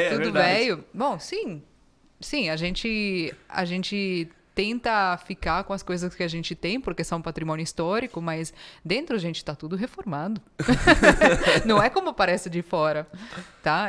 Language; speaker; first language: Portuguese; non-native, fluent; Italian